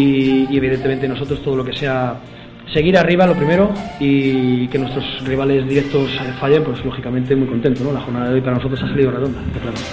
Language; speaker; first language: Spanish; native; Spanish